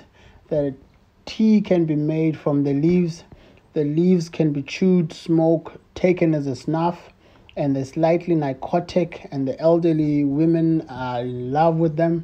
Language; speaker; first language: English; non-native, local second language; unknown